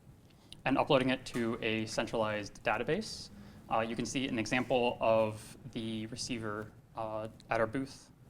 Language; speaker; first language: English; native; English